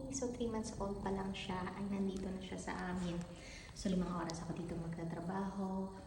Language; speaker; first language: Filipino; native; Filipino